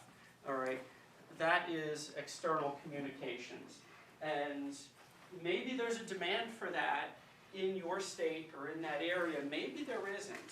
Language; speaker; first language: English; native; English